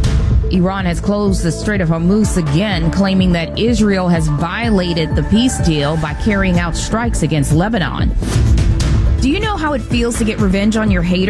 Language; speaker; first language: English; native; English